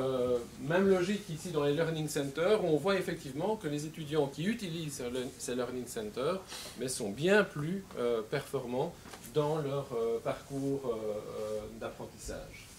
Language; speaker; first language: French; native; French